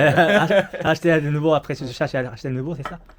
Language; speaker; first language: French; non-native, learner; Japanese